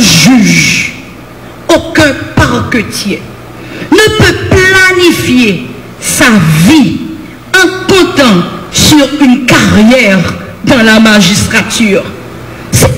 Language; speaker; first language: French; non-native, local second language; Haitian Creole